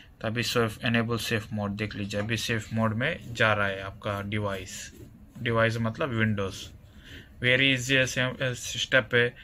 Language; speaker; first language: Hindi; non-native, local second language; Kannada